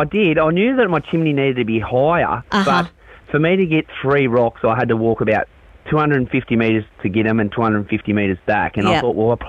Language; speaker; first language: English; native; English